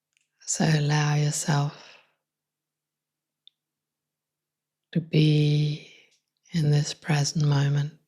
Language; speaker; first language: English; non-native, fluent; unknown